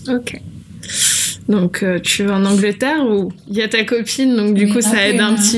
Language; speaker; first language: French; native; French